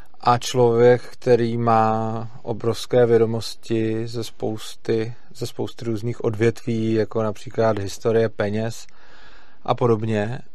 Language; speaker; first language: Czech; native; Czech